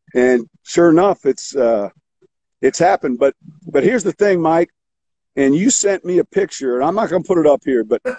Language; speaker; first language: English; native; English